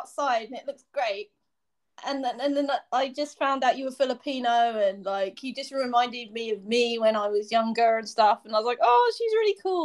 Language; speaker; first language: English; native; English